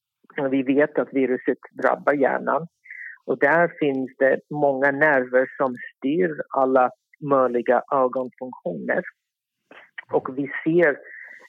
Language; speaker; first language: Swedish; non-native, fluent; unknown